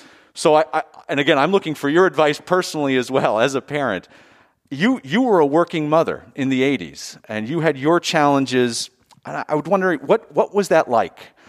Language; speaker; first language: English; native; English